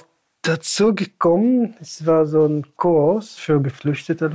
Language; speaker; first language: German; non-native, fluent; Tamasheq